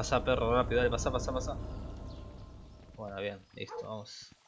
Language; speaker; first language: Spanish; native; Spanish